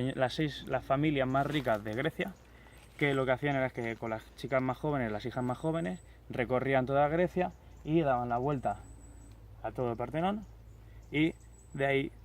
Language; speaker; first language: Spanish; native; Spanish